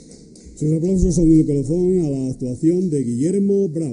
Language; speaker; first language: Spanish; native; Spanish